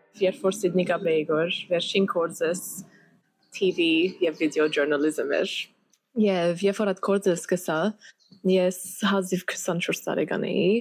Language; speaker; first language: Armenian; early bilingual, heritage; Armenian